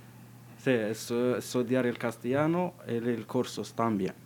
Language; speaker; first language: Spanish; non-native, learner; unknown